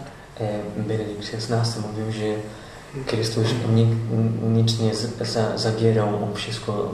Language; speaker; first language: Polish; non-native, learner; Portuguese